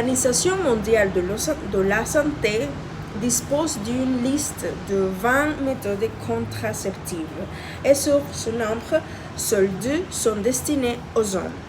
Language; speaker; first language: French; non-native, fluent; Spanish